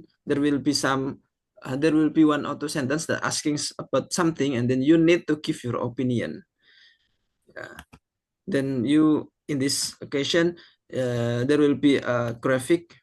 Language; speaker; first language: English; non-native, fluent; Indonesian